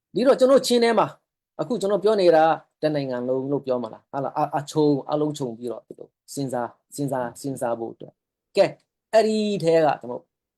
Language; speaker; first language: Burmese; non-native, local second language; Hakha Chin